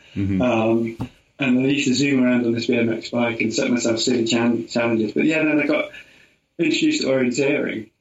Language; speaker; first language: English; native; English